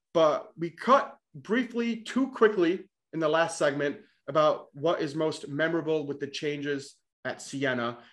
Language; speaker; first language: English; native; English